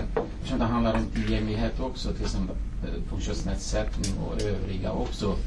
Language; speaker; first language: Swedish; non-native, fluent; Kurdish